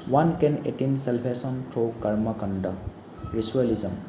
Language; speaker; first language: English; non-native, local second language; Assamese